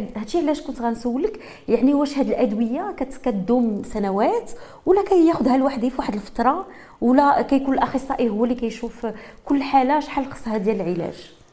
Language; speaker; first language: Arabic; native; Arabic